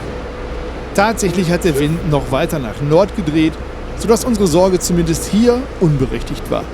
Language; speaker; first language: German; native; German